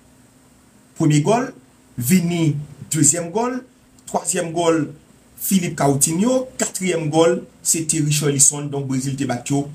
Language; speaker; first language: French; non-native, local second language; Haitian Creole